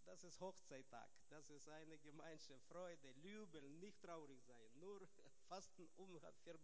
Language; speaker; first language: German; non-native, learner; Russian